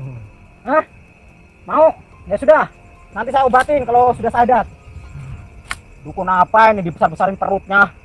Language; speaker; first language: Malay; non-native, local second language; Javanese